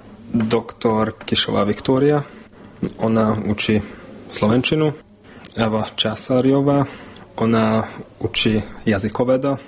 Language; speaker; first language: Slovak; non-native, local second language; Hungarian